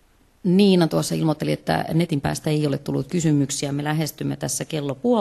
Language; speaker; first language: Finnish; native; Finnish